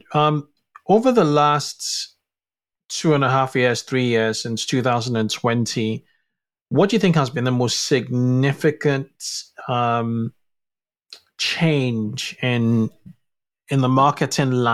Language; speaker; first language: English; non-native, local second language; Yoruba